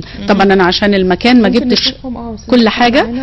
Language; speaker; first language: Arabic; native; Arabic